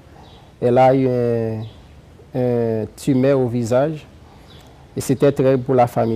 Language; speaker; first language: French; non-native, local second language; Haitian Creole